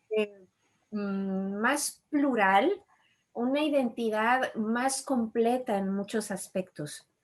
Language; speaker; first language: Spanish; native; Spanish